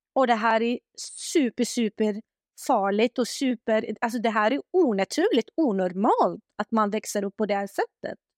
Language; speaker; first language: Swedish; non-native, fluent; Arabic